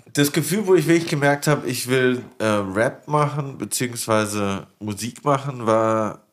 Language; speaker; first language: German; native; German